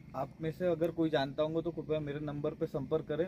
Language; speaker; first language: Hindi; non-native, local second language; Marathi